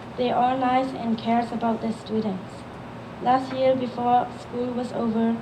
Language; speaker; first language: English; early bilingual, other home language; Burmese